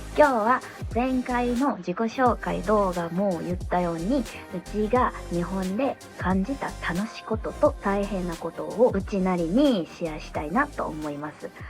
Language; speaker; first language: Japanese; non-native, fluent; Indonesian